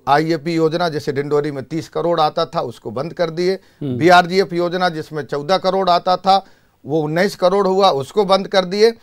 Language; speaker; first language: Hindi; native; Hindi